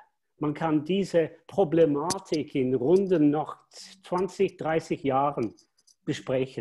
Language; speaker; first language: German; non-native, fluent; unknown